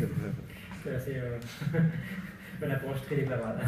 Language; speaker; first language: French; non-native, learner; German